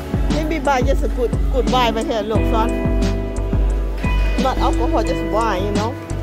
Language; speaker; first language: English; non-native, learner; Lao